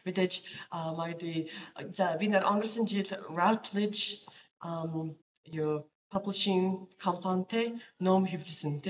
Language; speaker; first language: Mongolian; non-native, fluent; English